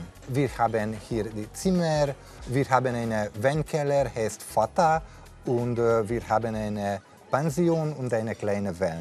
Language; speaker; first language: German; non-native, learner; Hungarian